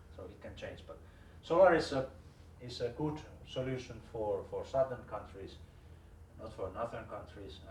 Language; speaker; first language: English; non-native, fluent; Finnish